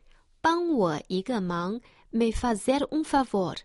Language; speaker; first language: Portuguese; non-native, fluent; Chinese